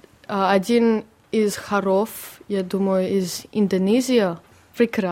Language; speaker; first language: Russian; early bilingual, heritage; Russian